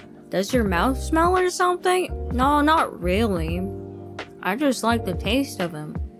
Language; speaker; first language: English; native; English